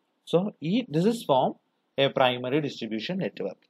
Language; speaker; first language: English; non-native, local second language; Malayalam